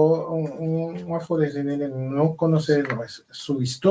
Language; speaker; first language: Spanish; non-native, learner; Haitian Creole